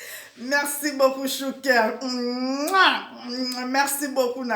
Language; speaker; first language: French; non-native, local second language; Lingala